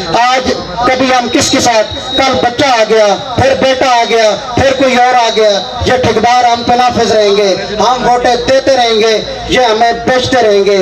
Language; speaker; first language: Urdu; non-native, local second language; Punjabi